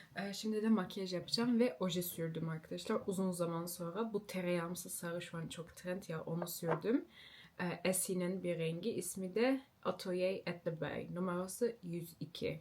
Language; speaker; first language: Turkish; early bilingual, heritage; Turkish